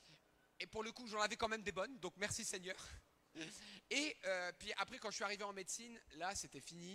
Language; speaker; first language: French; early bilingual, other home language; Arabic